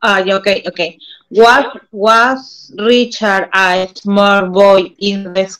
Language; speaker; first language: English; non-native, learner; Spanish